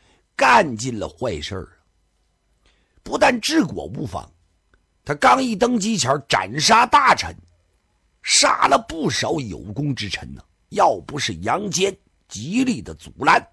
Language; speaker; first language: Chinese; native; Chinese